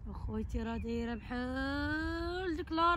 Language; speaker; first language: Arabic; native; Arabic